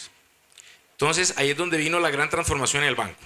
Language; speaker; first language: Spanish; native; Spanish